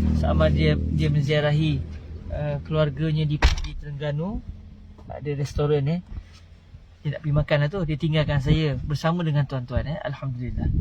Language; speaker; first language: Malay; native; Malay